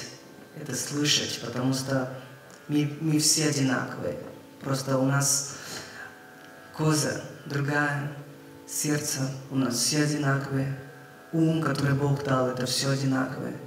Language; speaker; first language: Russian; non-native, learner; Hindi